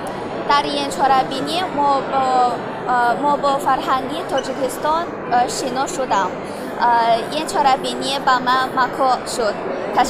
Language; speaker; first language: Persian; non-native, learner; Chinese